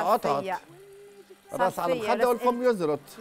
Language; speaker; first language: Arabic; native; Arabic